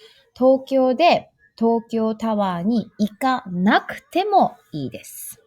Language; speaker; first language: Japanese; non-native, fluent; English